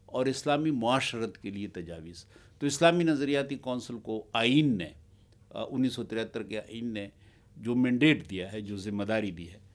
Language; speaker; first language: Urdu; non-native, local second language; Pashto